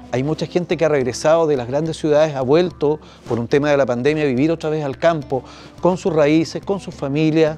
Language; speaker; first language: Spanish; native; Spanish